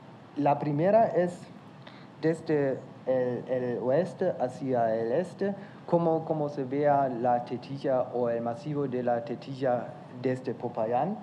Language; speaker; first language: Spanish; non-native, fluent; German